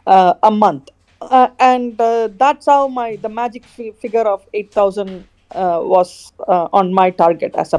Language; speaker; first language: English; non-native, fluent; Khmer